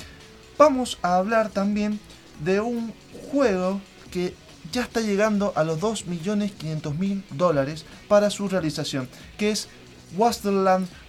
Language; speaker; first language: Spanish; native; Spanish